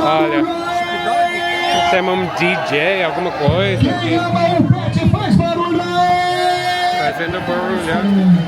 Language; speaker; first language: Portuguese; non-native, fluent; English